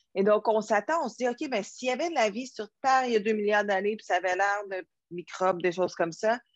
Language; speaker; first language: French; native; French